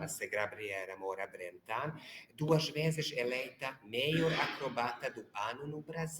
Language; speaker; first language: Portuguese; non-native, learner; Hungarian